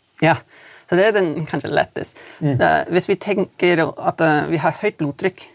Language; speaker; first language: Swedish; non-native, learner; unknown